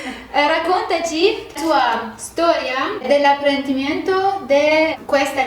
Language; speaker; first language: Italian; non-native, learner; Arabic